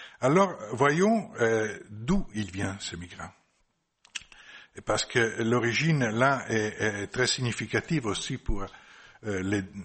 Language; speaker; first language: French; non-native, fluent; Italian